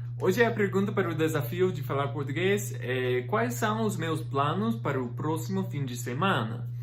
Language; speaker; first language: Portuguese; non-native, fluent; English